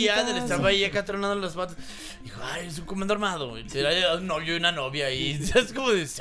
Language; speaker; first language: Spanish; native; Spanish